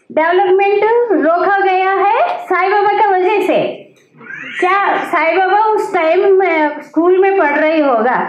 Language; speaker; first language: Hindi; non-native, local second language; Telugu